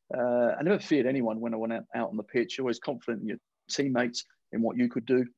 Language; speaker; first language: English; native; English